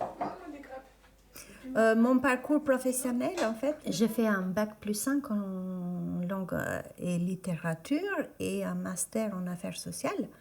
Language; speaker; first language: French; non-native, fluent; Albanian